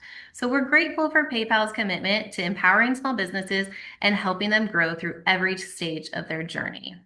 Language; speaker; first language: English; native; English